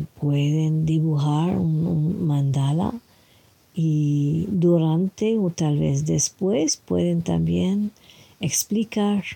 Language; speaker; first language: Spanish; non-native, fluent; French